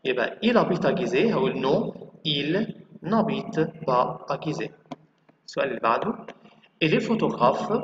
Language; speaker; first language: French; non-native, fluent; Arabic